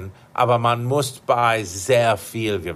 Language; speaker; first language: German; non-native, fluent; English